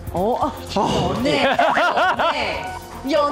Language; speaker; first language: Chinese; native; Chinese